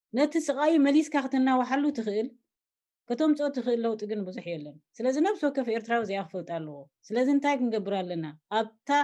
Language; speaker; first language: Tigrinya; native; Tigrinya